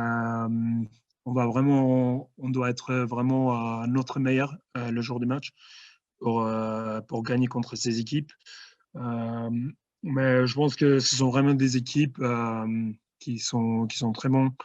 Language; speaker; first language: French; non-native, fluent; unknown